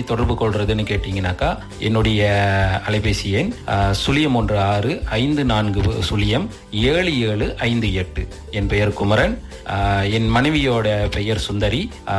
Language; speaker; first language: Tamil; early bilingual, heritage; Tamil